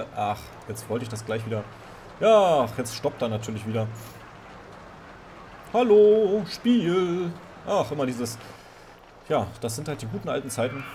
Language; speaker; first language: German; native; German